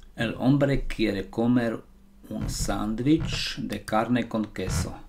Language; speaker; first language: Spanish; non-native, learner; Slovak